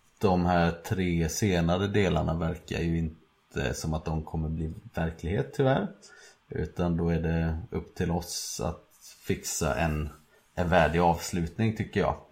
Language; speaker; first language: Swedish; native; Swedish